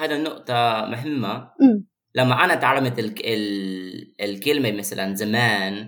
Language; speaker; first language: Arabic; non-native, fluent; English